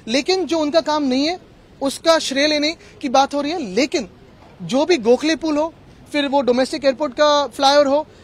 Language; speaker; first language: Hindi; non-native, local second language; Marathi